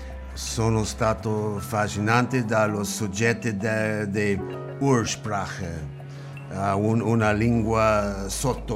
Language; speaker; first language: Italian; non-native, learner; English